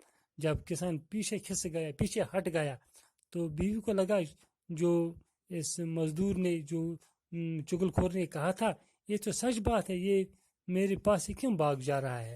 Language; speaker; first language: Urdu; non-native, local second language; Kashmiri